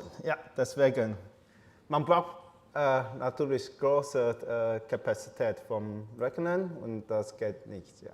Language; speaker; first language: German; non-native, learner; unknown